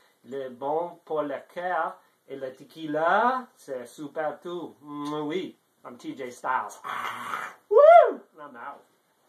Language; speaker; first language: French; non-native, learner; English